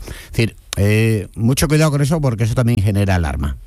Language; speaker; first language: Spanish; native; Spanish